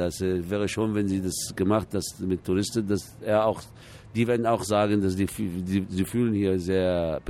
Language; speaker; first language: German; non-native, fluent; Arabic